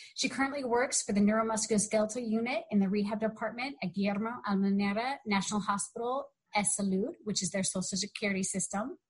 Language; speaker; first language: English; native; English